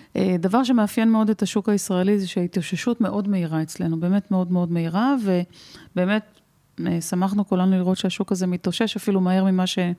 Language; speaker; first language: Hebrew; native; Hebrew